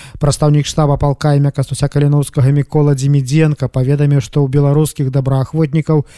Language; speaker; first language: Belarusian; native; Belarusian